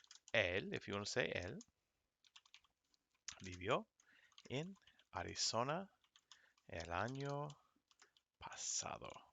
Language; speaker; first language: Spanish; non-native, fluent; English